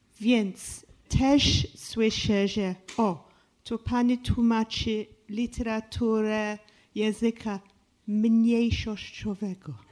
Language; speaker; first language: Polish; non-native, fluent; English